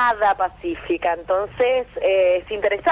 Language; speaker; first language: Spanish; native; Spanish